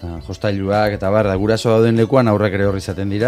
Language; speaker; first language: Basque; native; Basque